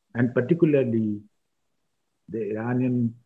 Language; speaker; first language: English; non-native, local second language; Urdu